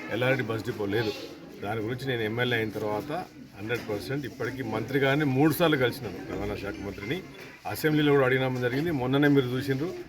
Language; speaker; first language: Telugu; native; Telugu